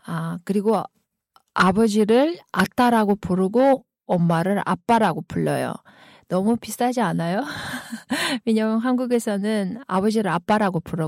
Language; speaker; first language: Korean; non-native, fluent; Kyrgyz